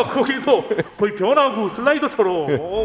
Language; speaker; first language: Korean; native; Korean